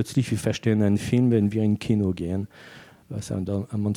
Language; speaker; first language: German; non-native, fluent; French